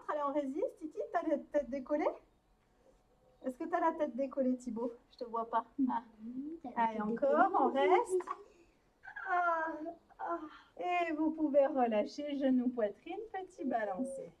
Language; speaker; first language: French; native; French